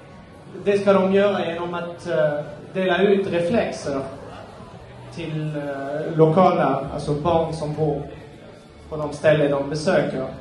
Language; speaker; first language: Swedish; non-native, fluent; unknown